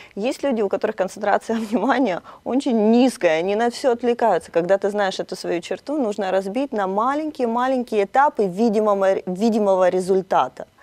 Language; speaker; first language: Russian; native; Russian